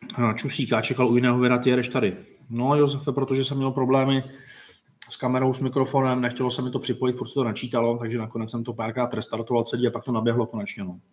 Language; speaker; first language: Czech; native; Czech